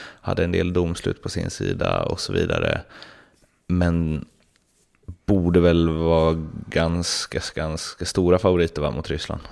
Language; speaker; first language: Swedish; native; Swedish